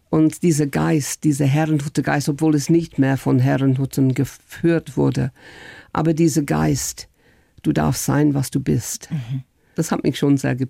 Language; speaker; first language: German; non-native, fluent; English